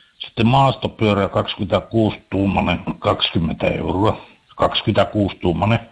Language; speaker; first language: Finnish; native; Finnish